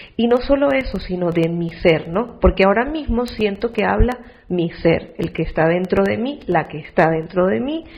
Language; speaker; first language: Spanish; native; Spanish